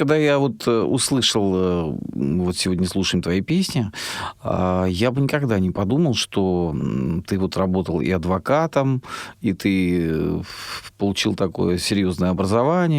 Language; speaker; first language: Russian; native; Russian